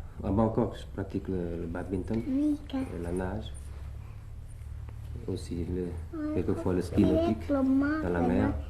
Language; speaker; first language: French; early bilingual, other home language; Thai